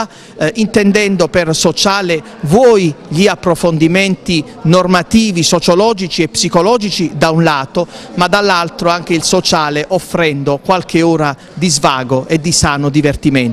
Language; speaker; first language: Italian; native; Italian